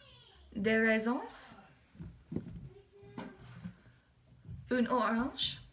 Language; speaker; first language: French; non-native, learner; English